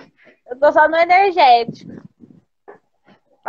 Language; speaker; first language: Portuguese; native; Portuguese